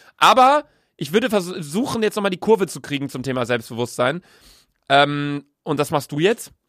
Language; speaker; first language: German; native; German